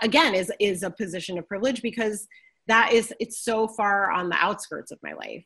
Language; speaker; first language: English; native; English